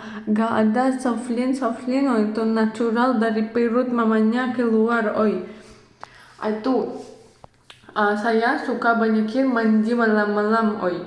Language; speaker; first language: Indonesian; non-native, learner; Russian